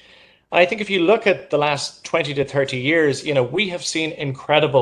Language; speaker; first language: English; native; English